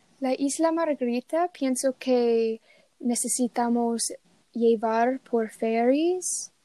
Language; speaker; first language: Spanish; non-native, learner; English